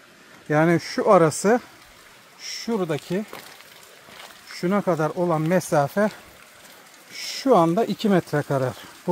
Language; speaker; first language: Turkish; native; Turkish